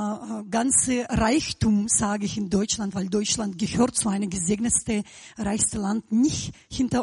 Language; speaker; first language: German; non-native, fluent; Russian